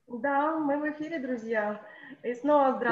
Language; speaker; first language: Russian; native; Russian